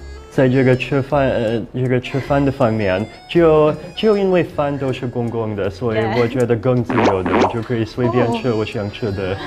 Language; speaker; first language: Chinese; non-native, fluent; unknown